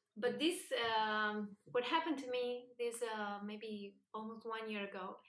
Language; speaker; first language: English; non-native, fluent; Spanish